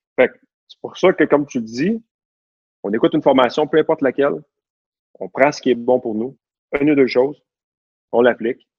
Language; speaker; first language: French; native; French